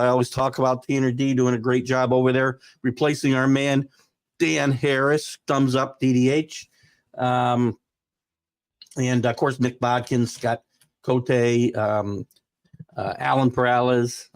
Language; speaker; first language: English; native; English